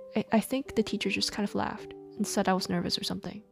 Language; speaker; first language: English; non-native, local second language; Cantonese